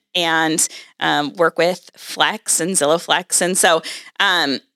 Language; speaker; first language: English; native; English